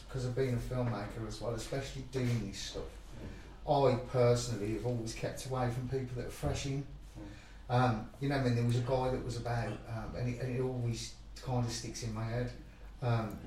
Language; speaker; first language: English; native; English